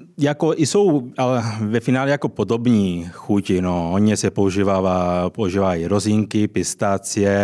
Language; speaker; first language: Czech; non-native, learner; Italian